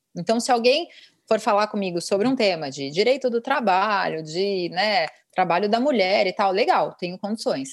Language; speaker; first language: Portuguese; native; Portuguese